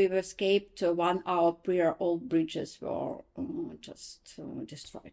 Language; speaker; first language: English; non-native, fluent; Ukrainian